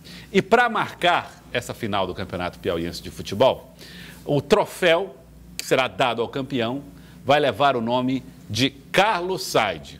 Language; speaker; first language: Portuguese; native; Portuguese